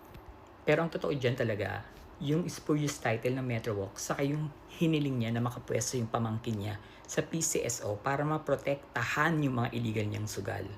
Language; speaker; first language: Filipino; native; Filipino